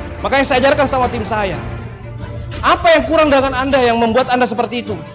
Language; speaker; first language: Indonesian; non-native, local second language; Buginese